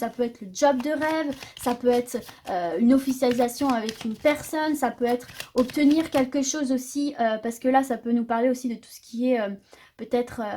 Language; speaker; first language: French; native; French